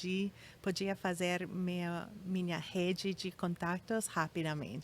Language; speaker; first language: Portuguese; non-native, fluent; English